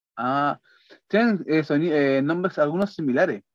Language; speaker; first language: Spanish; native; Spanish